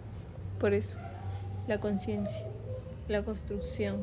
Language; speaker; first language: Spanish; native; Spanish